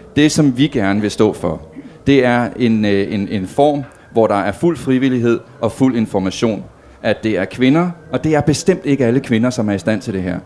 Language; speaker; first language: Danish; native; Danish